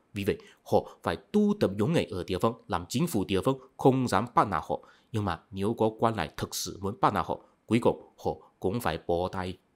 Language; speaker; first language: Vietnamese; non-native, fluent; Chinese